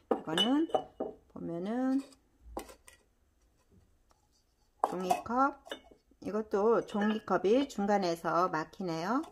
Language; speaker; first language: Korean; native; Korean